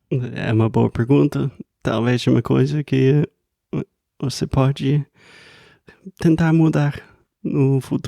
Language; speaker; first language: Portuguese; non-native, fluent; English